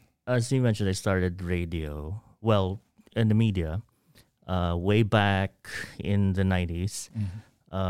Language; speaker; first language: English; non-native, local second language; Hiligaynon